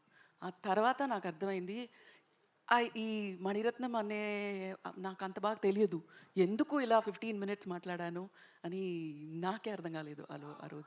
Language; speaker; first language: Telugu; non-native, local second language; Tamil